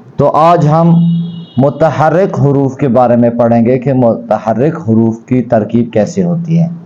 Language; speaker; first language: Urdu; native; Urdu